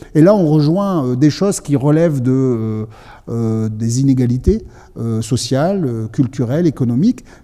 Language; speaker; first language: French; native; French